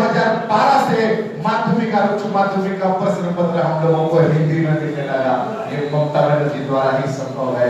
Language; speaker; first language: Hindi; native; Hindi